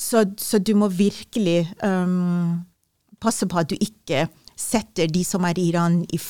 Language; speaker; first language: Norwegian; non-native, fluent; Persian